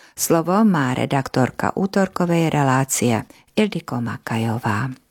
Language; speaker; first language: Slovak; early bilingual, heritage; Slovak